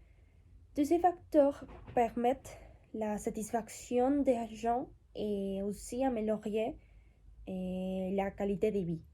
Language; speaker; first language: French; non-native, learner; Spanish